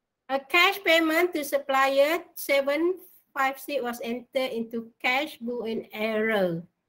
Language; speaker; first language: English; non-native, local second language; Malay